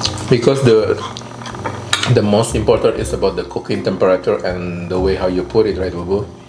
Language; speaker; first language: English; non-native, fluent; Indonesian